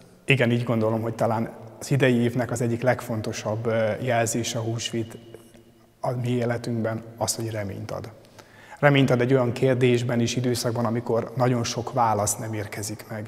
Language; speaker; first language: Hungarian; native; Hungarian